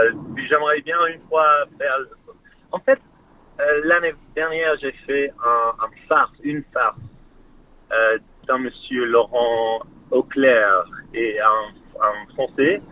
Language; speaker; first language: French; non-native, learner; English